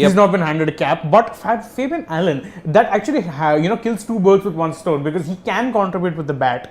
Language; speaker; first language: English; non-native, local second language; Hindi